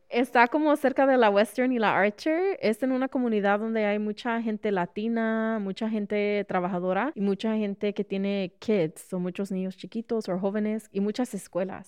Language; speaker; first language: Spanish; early bilingual, heritage; Spanish